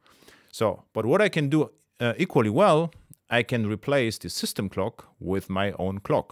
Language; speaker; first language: English; non-native, fluent; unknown